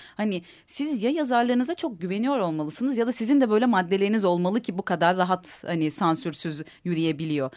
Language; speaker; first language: Turkish; native; Turkish